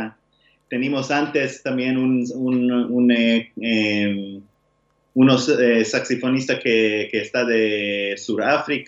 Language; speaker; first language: Spanish; non-native, learner; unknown